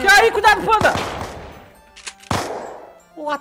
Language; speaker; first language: Portuguese; native; Portuguese